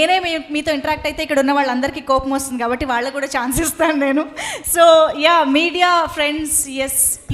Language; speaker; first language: Telugu; native; Telugu